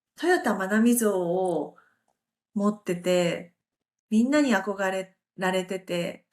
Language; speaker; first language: Japanese; native; Japanese